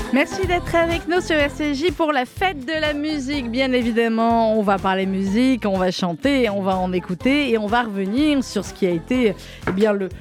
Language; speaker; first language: French; native; French